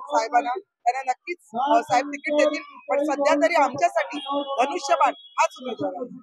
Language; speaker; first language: Marathi; native; Marathi